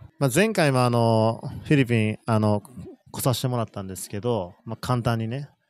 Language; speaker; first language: Japanese; native; Japanese